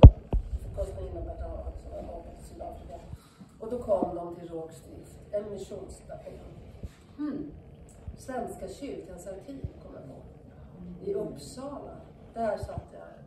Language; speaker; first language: Swedish; native; Swedish